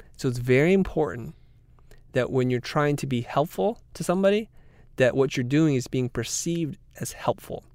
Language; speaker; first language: English; native; English